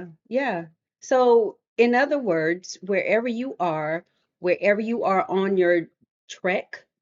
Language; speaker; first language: English; native; English